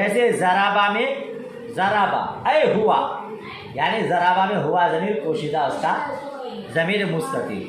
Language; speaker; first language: Urdu; native; Urdu